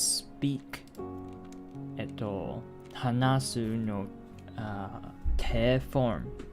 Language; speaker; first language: Japanese; non-native, learner; English